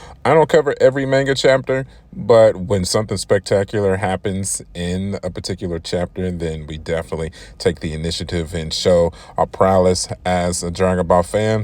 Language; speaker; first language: English; native; English